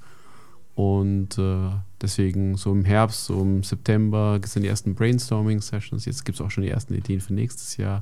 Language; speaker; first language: German; native; German